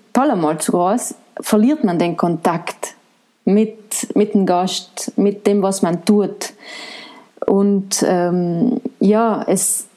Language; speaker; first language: German; non-native, local second language; Ladin